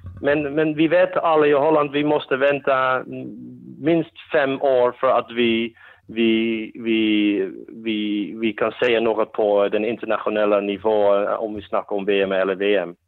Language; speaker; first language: Swedish; non-native, fluent; Dutch